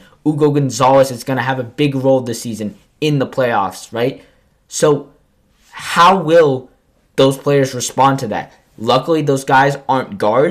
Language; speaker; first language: English; native; English